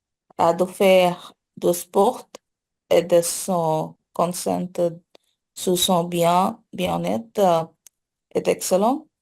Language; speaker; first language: French; non-native, learner; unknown